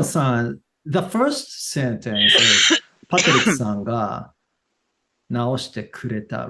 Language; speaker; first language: Japanese; non-native, fluent; English